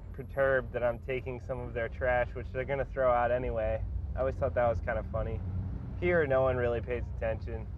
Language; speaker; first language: English; native; English